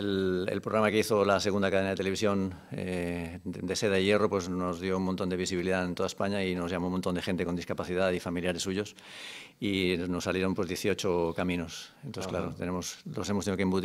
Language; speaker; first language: Spanish; native; Spanish